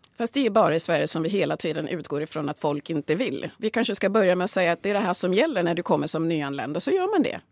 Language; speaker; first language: Swedish; early bilingual, other home language; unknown